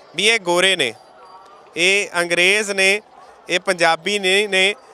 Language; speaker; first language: Punjabi; native; Punjabi